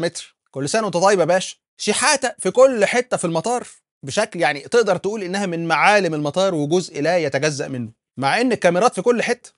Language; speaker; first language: Arabic; native; Arabic